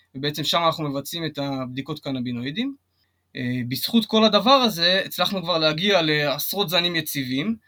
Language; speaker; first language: Hebrew; native; Hebrew